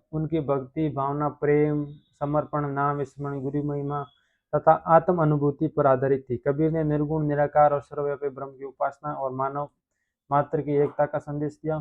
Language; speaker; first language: Hindi; native; Hindi